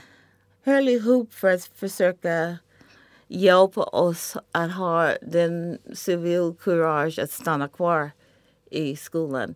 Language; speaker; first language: Swedish; non-native, fluent; English